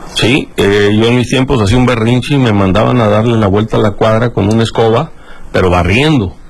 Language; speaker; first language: Spanish; native; Spanish